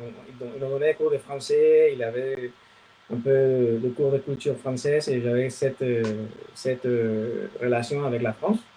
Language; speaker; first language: French; non-native, fluent; Spanish